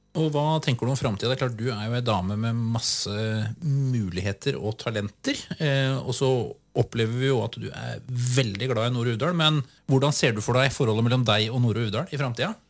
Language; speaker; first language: Norwegian; native; Norwegian